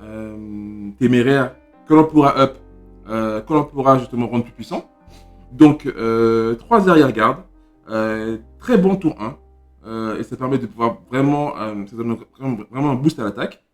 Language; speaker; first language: French; native; French